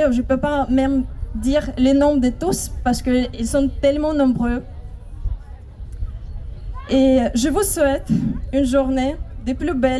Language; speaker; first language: French; non-native, fluent; Ukrainian